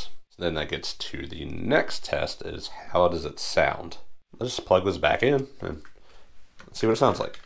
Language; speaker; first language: English; native; English